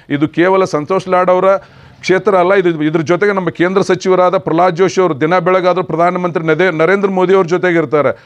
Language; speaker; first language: Kannada; native; Kannada